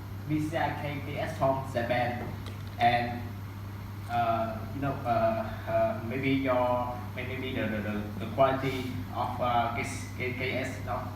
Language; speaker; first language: English; non-native, learner; Vietnamese